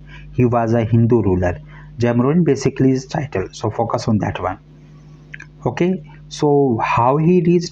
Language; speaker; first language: English; non-native, local second language; Hindi